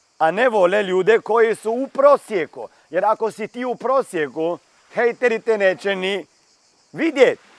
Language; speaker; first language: Croatian; early bilingual, heritage; Croatian